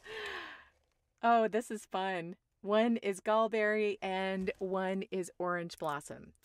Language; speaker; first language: English; native; English